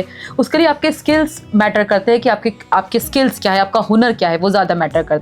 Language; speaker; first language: Hindi; native; Hindi